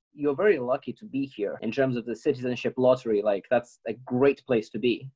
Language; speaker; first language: English; non-native, fluent; Ukrainian